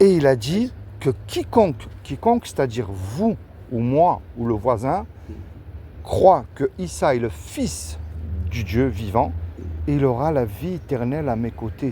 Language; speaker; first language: French; native; French